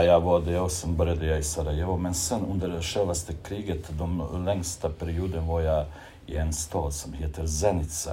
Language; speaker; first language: Swedish; non-native, fluent; Bosnian